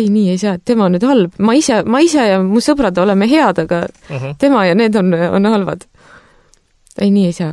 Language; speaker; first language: Estonian; native; Estonian